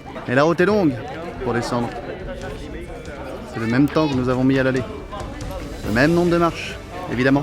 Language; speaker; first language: French; native; French